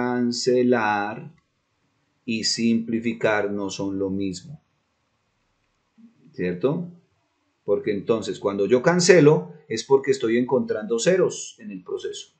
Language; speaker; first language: Spanish; native; Spanish